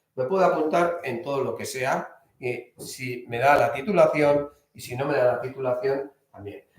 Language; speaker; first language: Spanish; native; Spanish